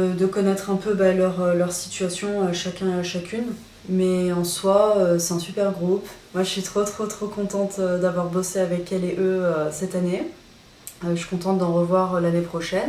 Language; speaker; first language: French; native; French